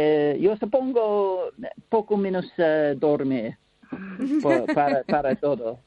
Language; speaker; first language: Spanish; non-native, learner; English